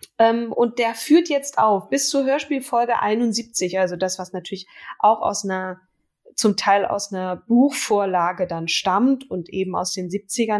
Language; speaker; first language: German; native; German